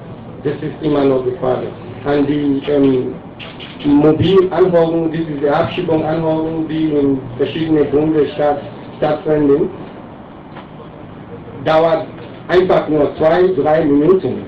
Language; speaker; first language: German; non-native, learner; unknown